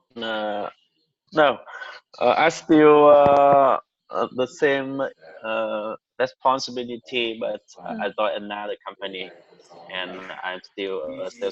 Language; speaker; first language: English; non-native, learner; Vietnamese